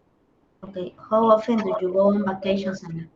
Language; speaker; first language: English; non-native, learner; Spanish